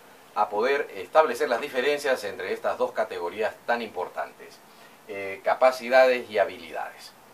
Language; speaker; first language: Spanish; native; Spanish